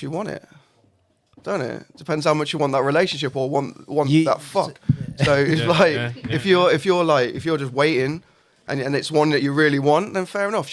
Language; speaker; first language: English; native; English